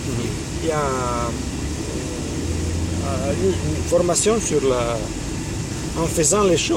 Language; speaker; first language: French; non-native, fluent; Italian